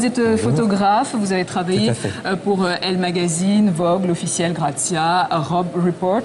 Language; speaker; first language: French; native; French